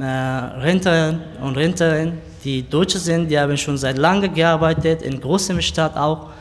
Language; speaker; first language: German; non-native, learner; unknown